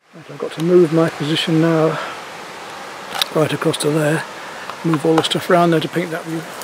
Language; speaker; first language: English; native; English